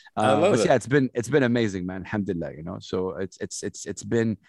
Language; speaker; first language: English; non-native, fluent; Arabic